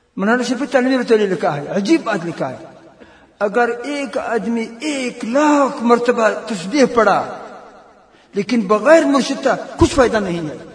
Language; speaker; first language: Urdu; non-native, local second language; Pashto